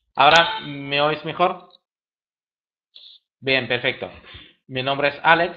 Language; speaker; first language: Spanish; native; Spanish